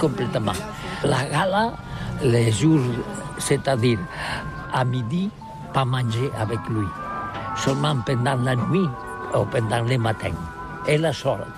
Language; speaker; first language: French; non-native, learner; Catalan